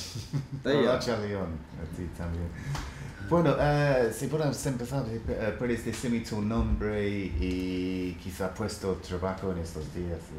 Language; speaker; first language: Spanish; non-native, fluent; English